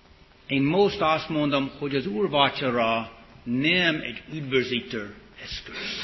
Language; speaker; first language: Hungarian; non-native, fluent; English